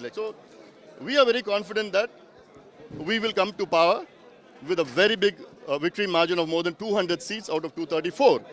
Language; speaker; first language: English; non-native, local second language; Tamil